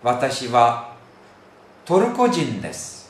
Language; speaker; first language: Japanese; non-native, fluent; Turkish